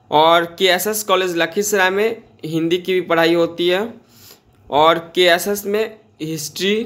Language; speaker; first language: Hindi; native; Hindi